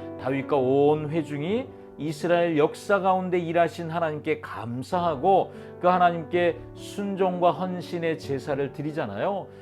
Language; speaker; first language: Korean; native; Korean